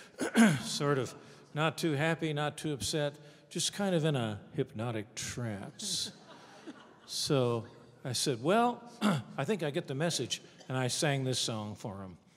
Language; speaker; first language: English; native; English